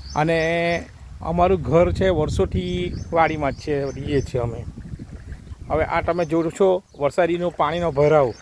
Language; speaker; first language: Gujarati; native; Gujarati